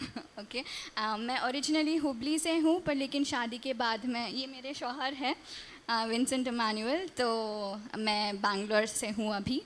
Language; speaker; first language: Hindi; non-native, local second language; Kannada